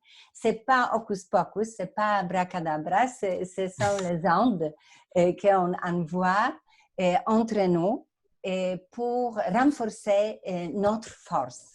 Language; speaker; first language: French; non-native, fluent; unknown